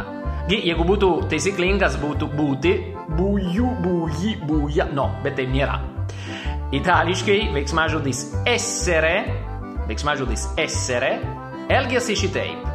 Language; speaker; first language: Lithuanian; non-native, fluent; Italian